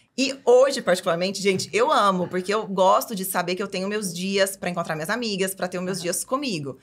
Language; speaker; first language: Portuguese; native; Portuguese